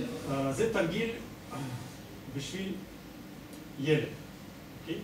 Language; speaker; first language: Hebrew; non-native, learner; Russian